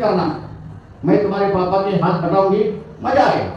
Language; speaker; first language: Hindi; non-native, local second language; Marathi